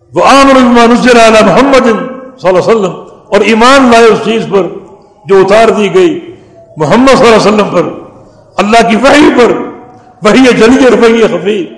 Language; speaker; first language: Urdu; native; Urdu